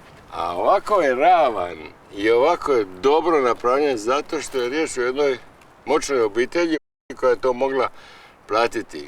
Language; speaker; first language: Croatian; native; Croatian